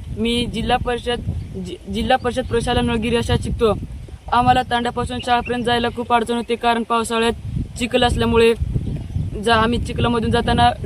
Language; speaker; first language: Marathi; non-native, local second language; Lambadi